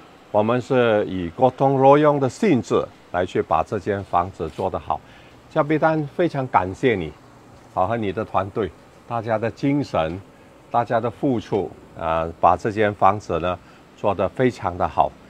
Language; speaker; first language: Chinese; native; Chinese